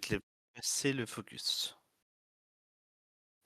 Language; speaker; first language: French; native; French